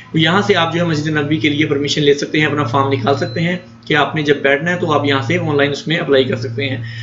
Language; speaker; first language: Hindi; non-native, local second language; Punjabi